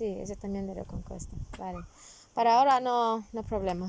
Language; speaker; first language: Spanish; non-native, learner; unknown